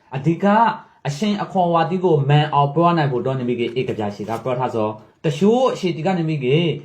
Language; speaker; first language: Burmese; native; Burmese